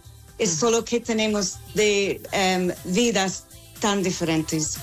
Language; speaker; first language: Spanish; non-native, fluent; English